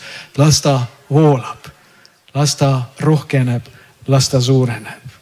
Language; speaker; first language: Estonian; native; Estonian